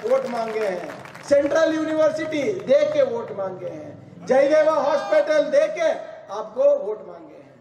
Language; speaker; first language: Hindi; non-native, local second language; Kannada